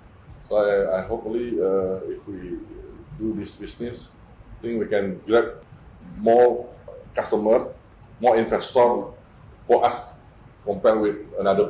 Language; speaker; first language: English; non-native, fluent; Indonesian